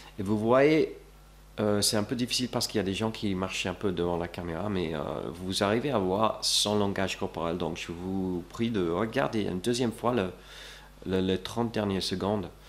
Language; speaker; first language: French; non-native, fluent; English